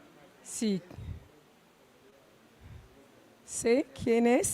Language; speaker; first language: Portuguese; non-native, learner; Luba-Lulua